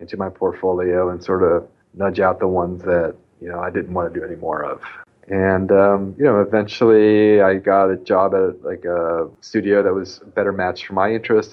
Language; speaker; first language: English; native; English